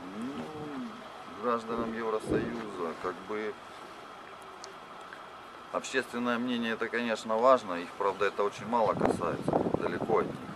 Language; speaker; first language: Russian; native; Russian